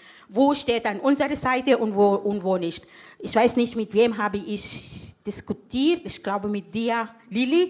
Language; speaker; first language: German; non-native, fluent; Arabic